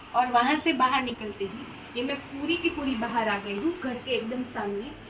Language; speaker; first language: Hindi; non-native, local second language; Gujarati